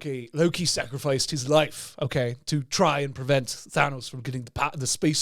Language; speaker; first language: English; native; English